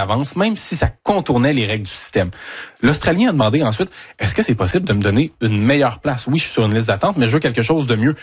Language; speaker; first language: French; native; French